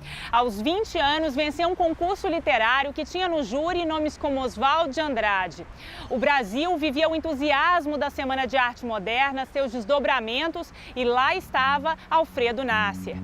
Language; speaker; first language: Portuguese; native; Portuguese